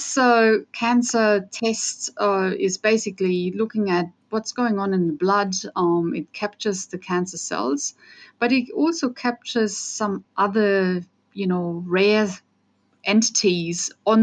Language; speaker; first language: English; non-native, fluent; German